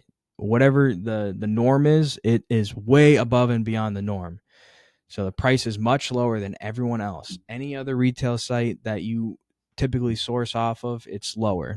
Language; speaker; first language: English; native; English